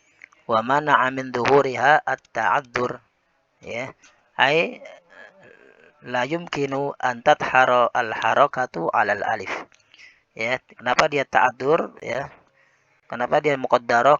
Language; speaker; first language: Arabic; non-native, fluent; Indonesian